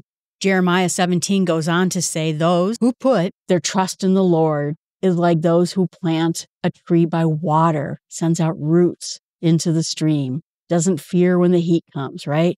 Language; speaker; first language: English; native; English